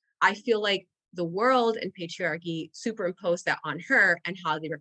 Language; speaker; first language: English; non-native, fluent; Spanish